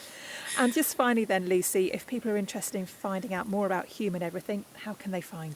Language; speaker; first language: English; native; English